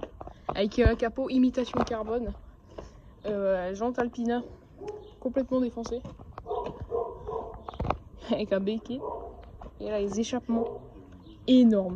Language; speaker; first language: French; native; French